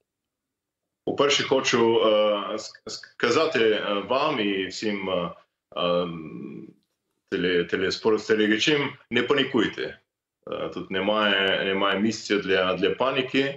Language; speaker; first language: Ukrainian; non-native, fluent; English